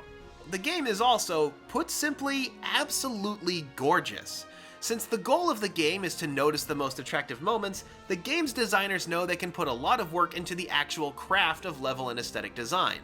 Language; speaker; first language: English; native; English